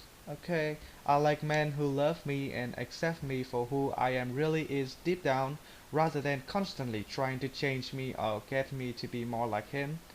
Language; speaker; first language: English; non-native, learner; Vietnamese